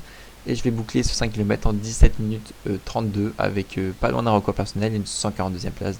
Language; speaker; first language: French; native; French